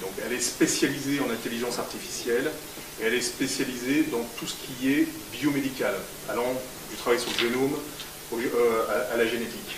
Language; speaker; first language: French; native; French